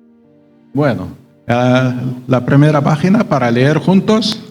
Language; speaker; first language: Spanish; non-native, fluent; Arabic